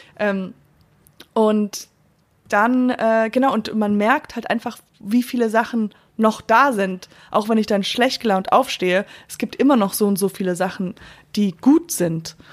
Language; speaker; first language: German; non-native, fluent; English